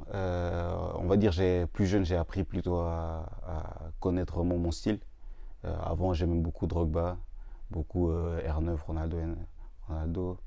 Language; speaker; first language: French; native; French